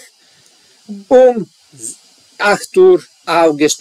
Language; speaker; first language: German; non-native, learner; Serbian